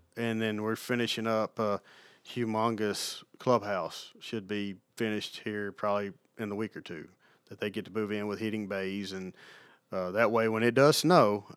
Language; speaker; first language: English; native; English